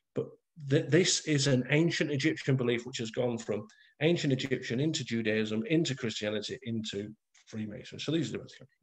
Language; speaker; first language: English; native; English